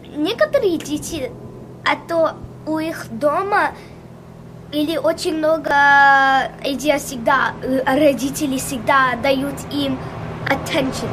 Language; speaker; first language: Russian; early bilingual, heritage; Russian